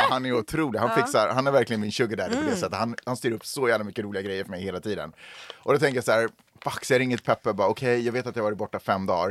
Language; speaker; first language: Swedish; native; Swedish